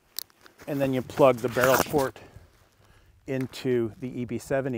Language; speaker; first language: English; native; English